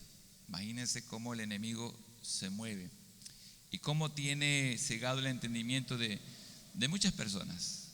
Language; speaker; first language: Spanish; native; Spanish